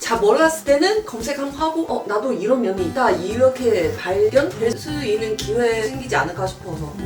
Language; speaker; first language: Korean; non-native, fluent; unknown